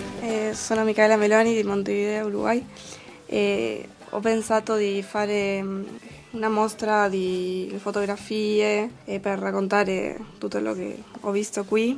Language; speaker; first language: Italian; early bilingual, heritage; Spanish